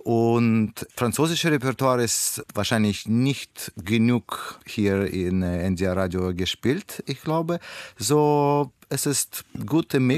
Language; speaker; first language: German; non-native, learner; Russian